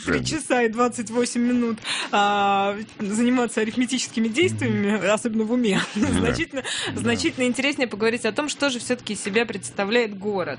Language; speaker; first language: Russian; native; Russian